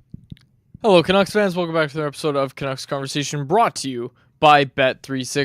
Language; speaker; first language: English; native; English